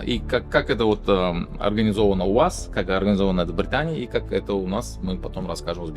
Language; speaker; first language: Russian; non-native, local second language; Uzbek